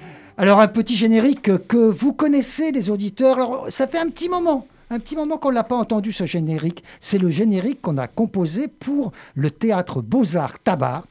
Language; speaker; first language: French; native; French